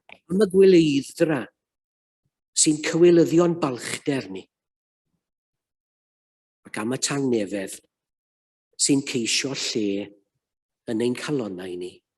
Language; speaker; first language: Welsh; native; Welsh